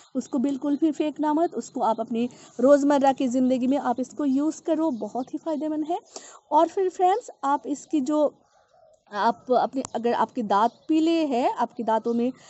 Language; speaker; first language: Hindi; non-native, local second language; Bangla